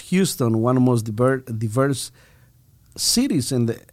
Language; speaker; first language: English; non-native, fluent; Spanish